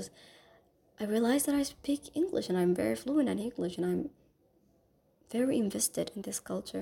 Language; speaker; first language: English; non-native, fluent; Somali